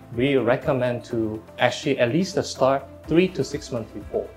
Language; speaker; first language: English; non-native, fluent; Korean